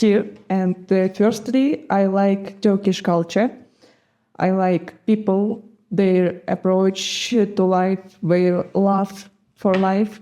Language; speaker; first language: English; non-native, fluent; Gagauz